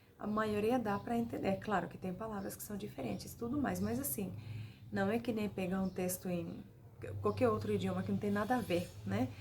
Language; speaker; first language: Portuguese; non-native, fluent; Finnish